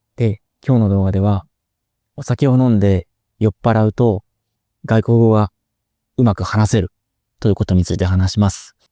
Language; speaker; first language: Japanese; native; Japanese